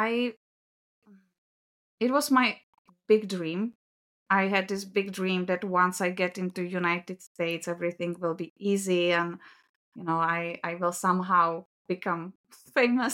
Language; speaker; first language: English; non-native, fluent; Czech